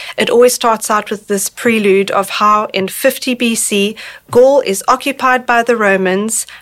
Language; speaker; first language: English; native; English